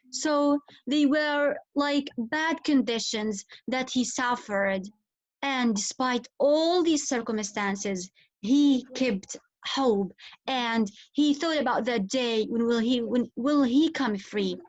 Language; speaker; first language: English; non-native, fluent; Arabic